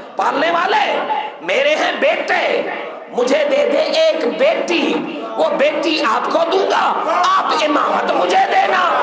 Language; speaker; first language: Urdu; non-native, local second language; Sindhi